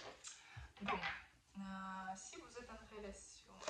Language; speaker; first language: French; non-native, fluent; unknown